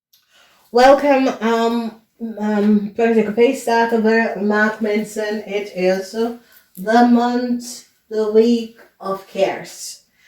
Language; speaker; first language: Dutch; non-native, fluent; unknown